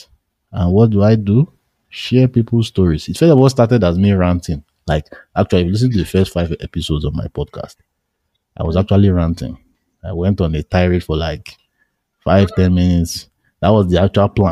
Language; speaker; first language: English; non-native, local second language; Yoruba